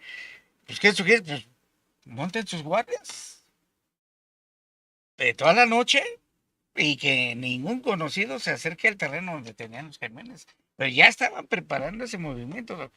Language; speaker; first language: Spanish; native; Spanish